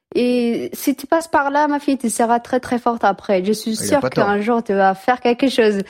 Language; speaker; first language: French; non-native, learner; Tigrinya